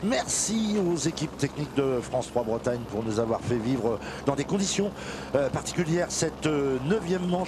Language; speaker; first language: French; native; French